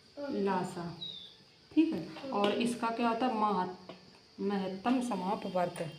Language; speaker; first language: Hindi; native; Hindi